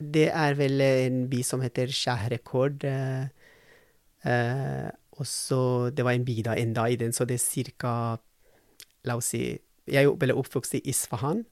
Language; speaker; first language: Norwegian; non-native, fluent; Persian